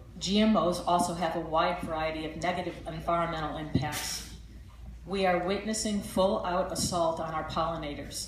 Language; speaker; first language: English; native; English